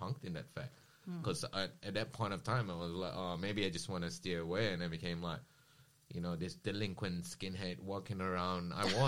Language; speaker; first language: English; non-native, local second language; Malay